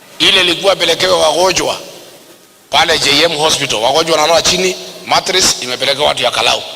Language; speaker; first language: Swahili; non-native, local second language; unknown